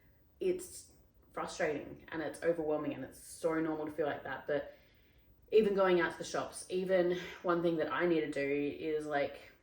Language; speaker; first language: English; native; English